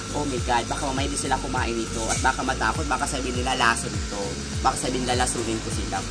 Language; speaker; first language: Filipino; non-native, local second language; Bikol